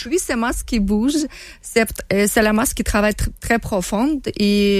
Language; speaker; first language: French; non-native, learner; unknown